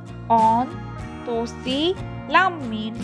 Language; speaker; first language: Finnish; non-native, learner; Bangla